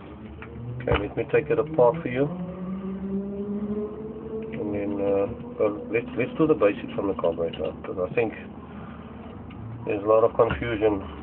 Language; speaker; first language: English; native; English